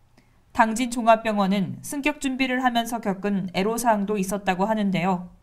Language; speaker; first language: Korean; native; Korean